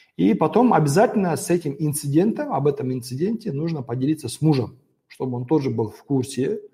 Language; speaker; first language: Russian; non-native, local second language; Kazakh